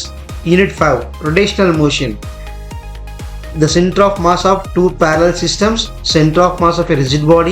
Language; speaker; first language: English; non-native, local second language; Telugu